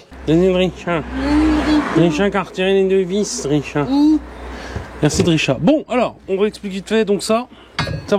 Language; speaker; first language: French; native; French